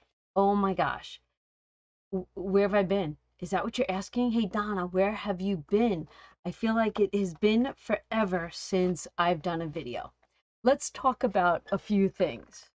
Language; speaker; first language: English; native; English